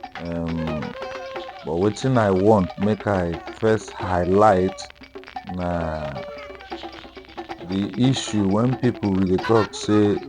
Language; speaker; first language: Nigerian Pidgin; non-native, local second language; Igbo